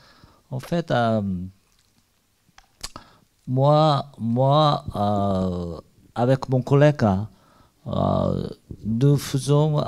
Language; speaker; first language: French; non-native, learner; Korean